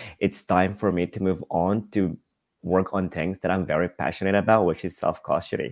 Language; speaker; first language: English; non-native, local second language; Filipino